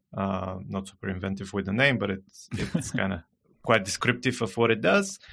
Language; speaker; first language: English; non-native, fluent; Bulgarian